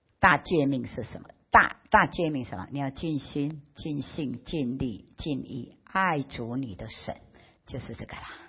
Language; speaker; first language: Chinese; early bilingual, heritage; Chinese